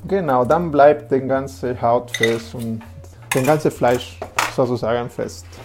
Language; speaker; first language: German; non-native, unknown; Spanish